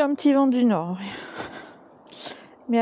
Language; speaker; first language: French; native; French